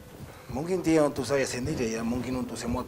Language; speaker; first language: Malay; non-native, learner; Spanish